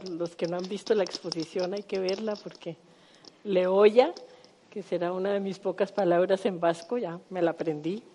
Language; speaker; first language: Spanish; native; Spanish